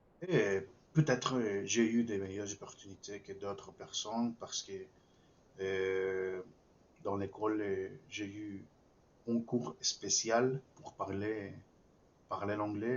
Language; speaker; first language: French; non-native, fluent; Spanish